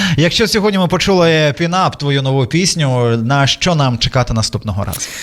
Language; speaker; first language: Ukrainian; native; Ukrainian